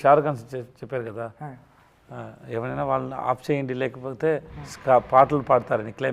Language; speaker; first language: Telugu; non-native, local second language; Tamil